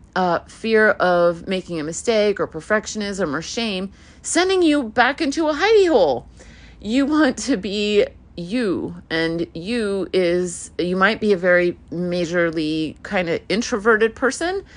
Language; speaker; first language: English; early bilingual, other home language; Hebrew